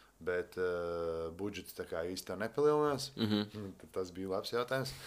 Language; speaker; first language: Latvian; native; Latvian